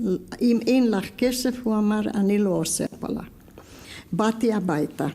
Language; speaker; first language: Hebrew; non-native, fluent; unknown